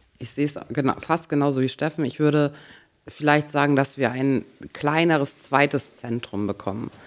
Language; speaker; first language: German; native; German